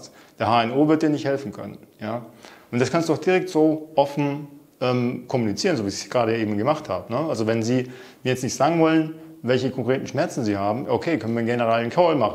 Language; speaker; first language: German; native; German